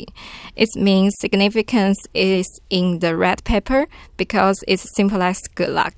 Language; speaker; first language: English; non-native, learner; Chinese